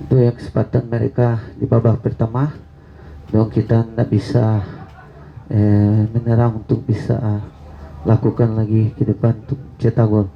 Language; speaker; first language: Indonesian; non-native, fluent; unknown